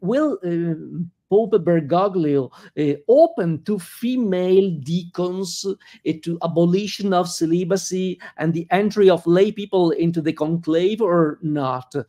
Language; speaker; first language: English; non-native, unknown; Italian